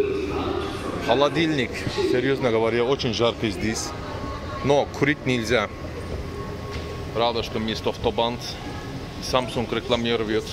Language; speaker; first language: Russian; non-native, learner; Turkish